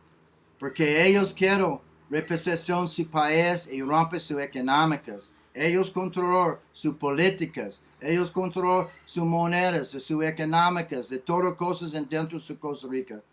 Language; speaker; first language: Spanish; non-native, learner; English